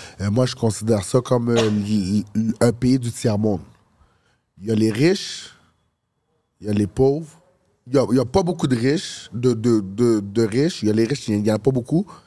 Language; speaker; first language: French; early bilingual, other home language; Haitian Creole